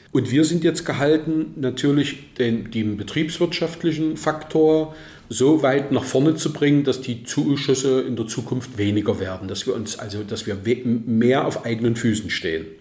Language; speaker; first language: German; native; German